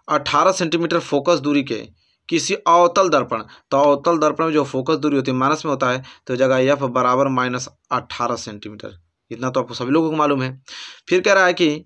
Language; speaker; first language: Hindi; native; Hindi